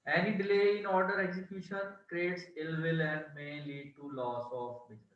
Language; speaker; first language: English; non-native, local second language; Punjabi